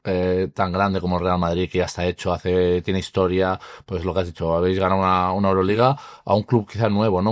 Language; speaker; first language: Spanish; native; Spanish